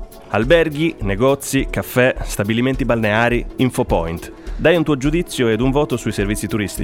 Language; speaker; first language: Italian; native; Italian